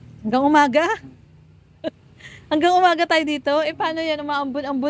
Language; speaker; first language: Filipino; native; Filipino